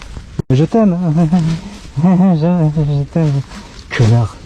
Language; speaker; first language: French; native; French